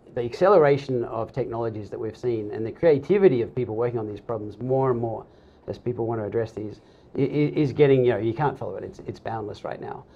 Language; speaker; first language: English; native; English